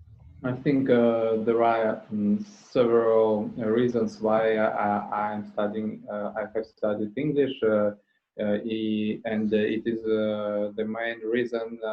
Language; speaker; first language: English; non-native, learner; Russian